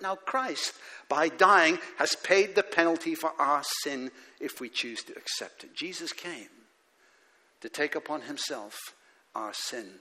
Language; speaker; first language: English; native; English